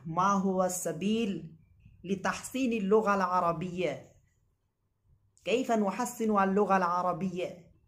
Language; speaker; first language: Arabic; non-native, learner; Bangla